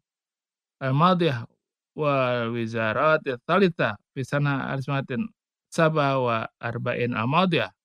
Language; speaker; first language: Arabic; non-native, fluent; Indonesian